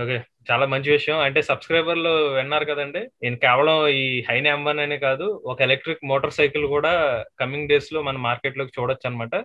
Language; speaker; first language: Telugu; native; Telugu